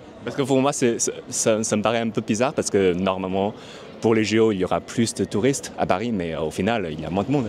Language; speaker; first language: French; non-native, fluent; Chinese